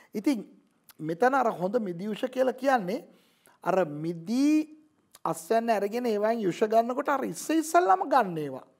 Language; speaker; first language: Sinhala; non-native, local second language; Tamil